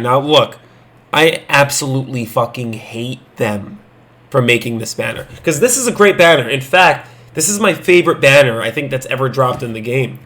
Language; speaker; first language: English; native; English